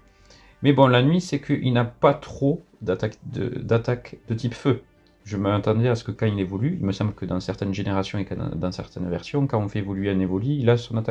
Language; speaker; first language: French; native; French